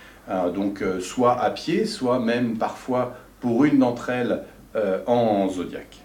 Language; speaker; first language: French; native; French